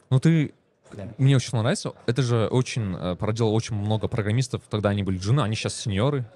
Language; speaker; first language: Russian; non-native, local second language; Kazakh